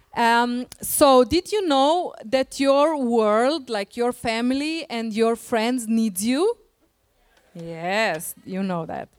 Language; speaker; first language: English; non-native, fluent; Slovenian